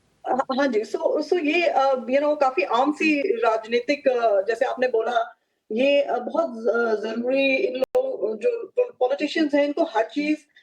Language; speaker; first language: Hindi; native; Hindi